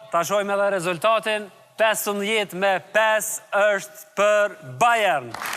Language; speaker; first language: Albanian; native; Albanian